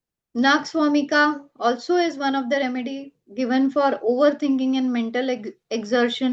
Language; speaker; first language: English; non-native, local second language; Gujarati